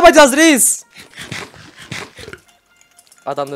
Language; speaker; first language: Turkish; native; Turkish